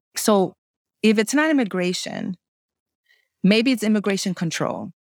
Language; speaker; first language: English; native; English